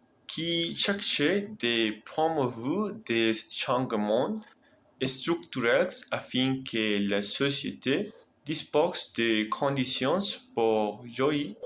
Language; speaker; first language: French; non-native, learner; Spanish